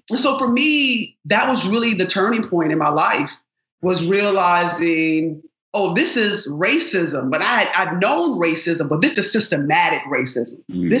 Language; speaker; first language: English; native; English